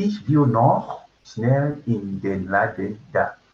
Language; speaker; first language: German; non-native, fluent; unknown